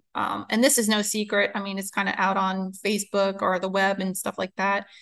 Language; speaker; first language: English; native; English